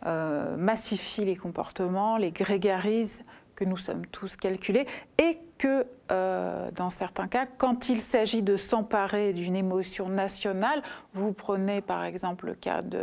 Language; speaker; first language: French; native; French